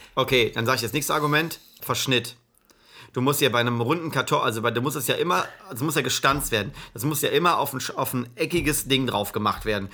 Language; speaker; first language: German; early bilingual, other home language; Italian